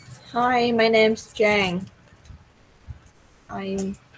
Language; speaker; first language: English; non-native, learner; Vietnamese